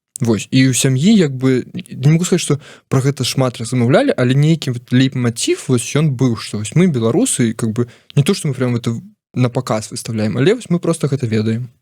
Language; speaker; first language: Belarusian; non-native, local second language; Russian